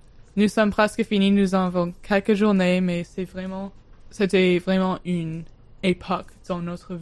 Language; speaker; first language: French; non-native, learner; English